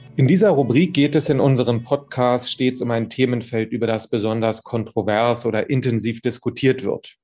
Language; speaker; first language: German; native; German